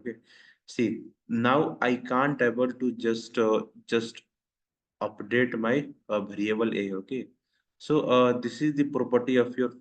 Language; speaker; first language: English; non-native, local second language; Hindi